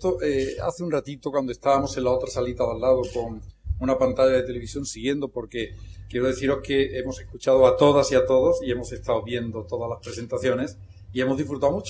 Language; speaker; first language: Spanish; native; Spanish